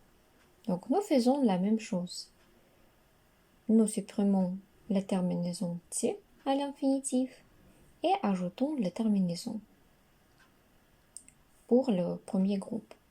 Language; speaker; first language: French; non-native, fluent; Russian